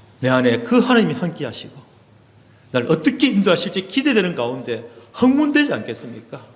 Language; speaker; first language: Korean; native; Korean